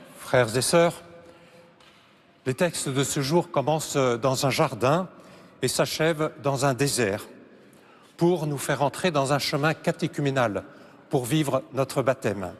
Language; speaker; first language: French; native; French